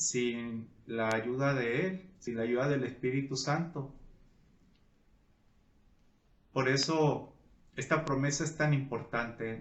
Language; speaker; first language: Spanish; native; Spanish